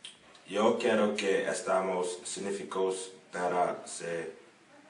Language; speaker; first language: Spanish; non-native, learner; English